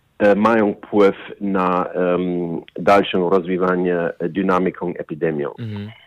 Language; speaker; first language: Polish; non-native, learner; German